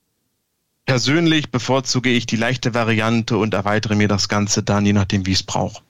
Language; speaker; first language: German; native; German